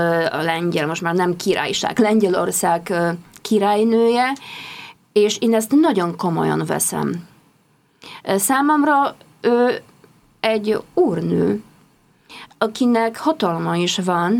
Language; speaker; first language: Hungarian; non-native, fluent; Polish